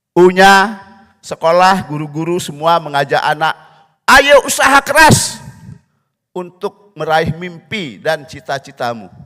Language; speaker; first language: Indonesian; non-native, local second language; Balinese